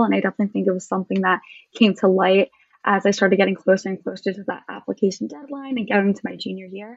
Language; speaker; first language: English; native; English